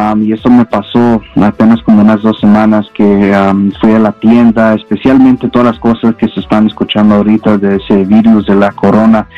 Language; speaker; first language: Spanish; early bilingual, heritage; Spanish